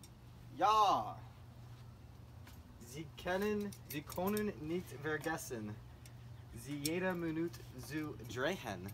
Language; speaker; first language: German; non-native, learner; English